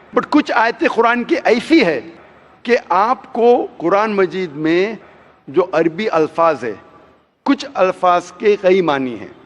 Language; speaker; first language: Hindi; non-native, local second language; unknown